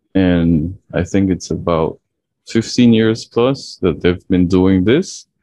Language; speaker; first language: English; early bilingual, other home language; Chinese